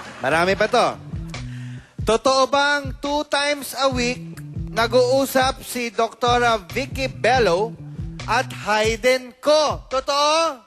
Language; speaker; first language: Filipino; native; Filipino